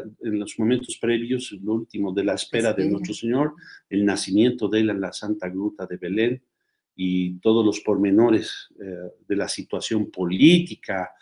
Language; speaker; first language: Spanish; native; Spanish